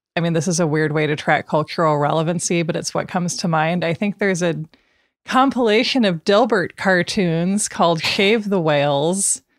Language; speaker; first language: English; native; English